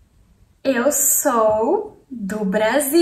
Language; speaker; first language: Portuguese; native; Portuguese